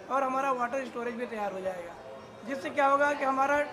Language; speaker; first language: Hindi; native; Hindi